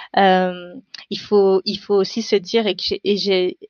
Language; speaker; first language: French; non-native, local second language; Tamil